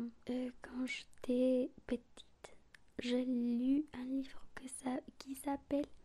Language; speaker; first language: French; non-native, learner; Spanish